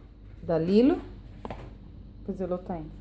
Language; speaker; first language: Hebrew; non-native, fluent; Portuguese